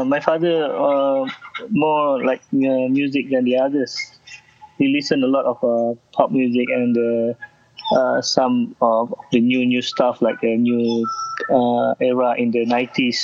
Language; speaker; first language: English; non-native, local second language; Malay